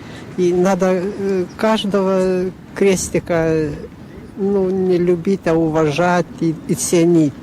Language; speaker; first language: Russian; non-native, local second language; Lithuanian